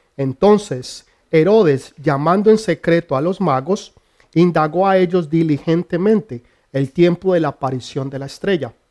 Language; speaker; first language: Spanish; early bilingual, heritage; Spanish